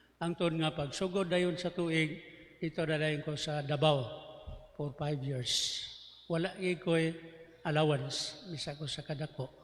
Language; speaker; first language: Cebuano; native; Cebuano